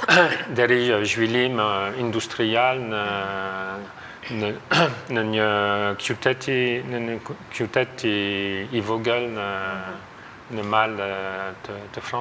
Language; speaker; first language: Albanian; non-native, learner; French